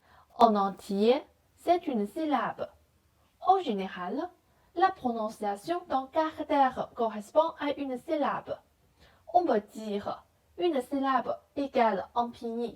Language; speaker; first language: French; non-native, fluent; Chinese